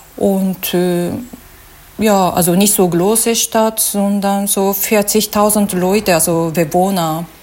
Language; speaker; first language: German; non-native, learner; Japanese